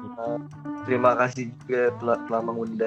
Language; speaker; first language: Indonesian; native; Indonesian